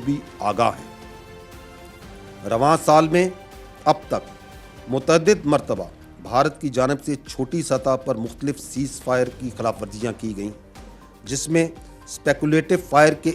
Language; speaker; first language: Urdu; native; Urdu